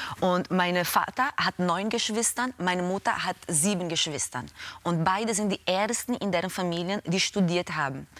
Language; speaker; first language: German; non-native, fluent; Portuguese